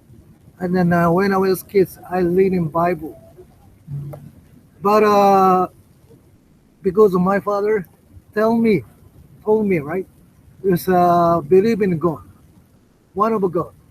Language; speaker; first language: English; non-native, learner; Japanese